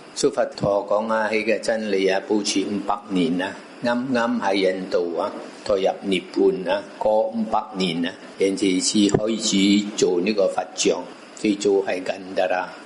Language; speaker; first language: Cantonese; non-native, local second language; Min Nan Chinese